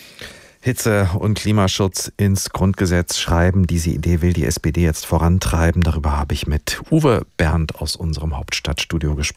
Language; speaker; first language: German; native; German